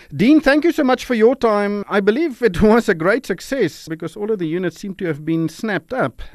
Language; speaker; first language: English; non-native, local second language; Afrikaans